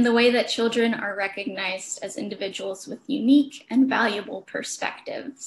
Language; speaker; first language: English; native; English